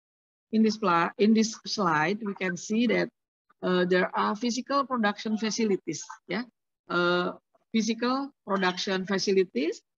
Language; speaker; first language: English; non-native, learner; Indonesian